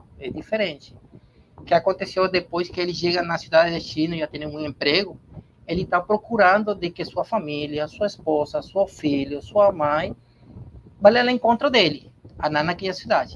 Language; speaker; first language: Portuguese; non-native, learner; Spanish